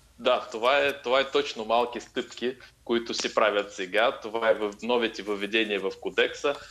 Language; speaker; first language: Bulgarian; early bilingual, heritage; Bulgarian